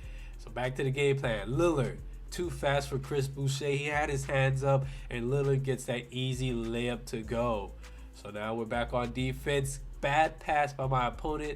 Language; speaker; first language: English; native; English